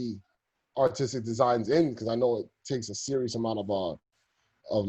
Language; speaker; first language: English; native; English